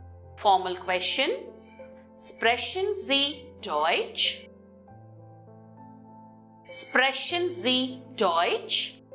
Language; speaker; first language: German; non-native, learner; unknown